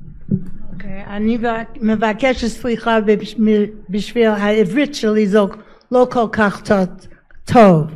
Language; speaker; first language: Hebrew; non-native, learner; English